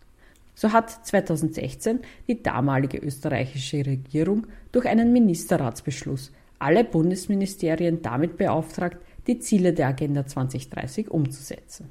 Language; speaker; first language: German; native; German